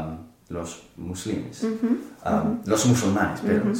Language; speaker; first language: Spanish; non-native, learner; English